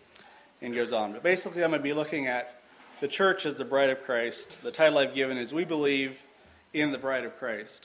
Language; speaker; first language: English; native; English